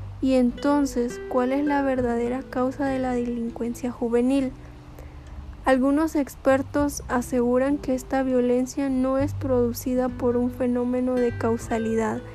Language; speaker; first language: Spanish; native; Spanish